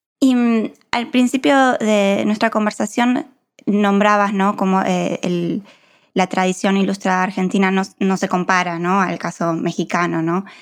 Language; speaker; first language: Spanish; native; Spanish